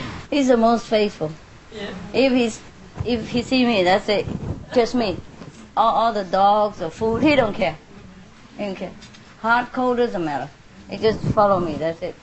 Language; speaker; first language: English; non-native, fluent; Vietnamese